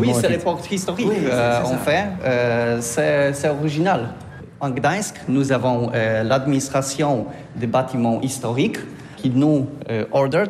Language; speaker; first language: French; non-native, learner; Polish